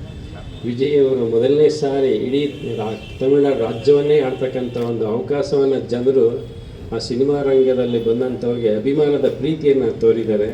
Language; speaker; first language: Kannada; native; Kannada